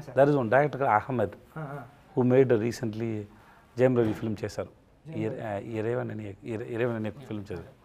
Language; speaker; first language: Telugu; non-native, learner; Tamil